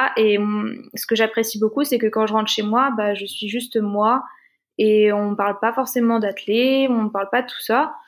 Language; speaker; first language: French; native; French